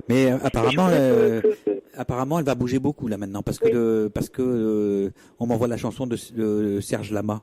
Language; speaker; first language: French; native; French